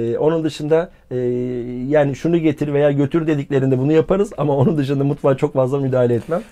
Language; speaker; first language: Turkish; native; Turkish